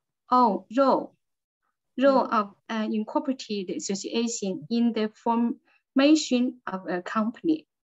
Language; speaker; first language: English; non-native, learner; Chinese